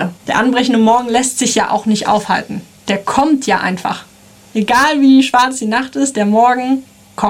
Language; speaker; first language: German; native; German